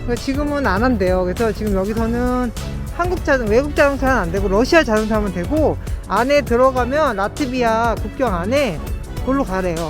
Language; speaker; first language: Korean; native; Korean